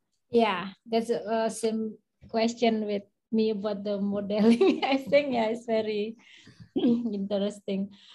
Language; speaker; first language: English; non-native, fluent; Indonesian